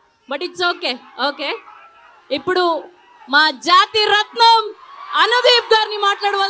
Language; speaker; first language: Telugu; native; Telugu